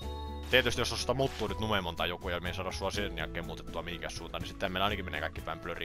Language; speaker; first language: Finnish; native; Finnish